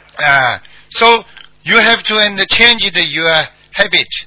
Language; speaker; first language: English; non-native, learner; Chinese